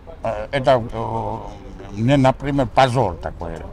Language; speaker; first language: Russian; non-native, fluent; Georgian